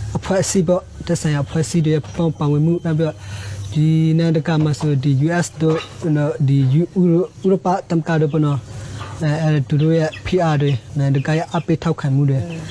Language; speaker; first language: Burmese; non-native, local second language; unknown